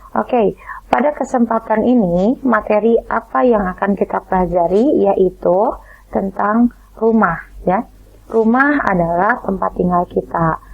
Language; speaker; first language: Indonesian; native; Indonesian